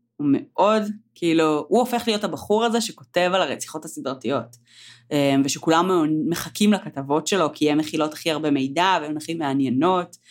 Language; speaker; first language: Hebrew; native; Hebrew